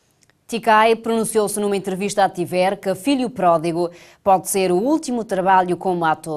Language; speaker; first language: Portuguese; non-native, local second language; Kabuverdianu